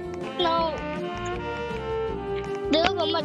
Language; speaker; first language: Chinese; early bilingual, heritage; Cantonese